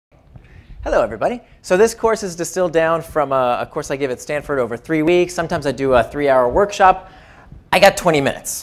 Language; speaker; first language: English; native; English